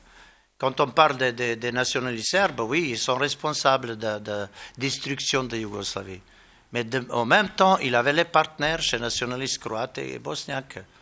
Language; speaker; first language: French; non-native, learner; Bosnian